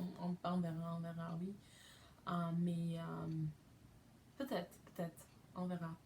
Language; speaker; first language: French; non-native, learner; English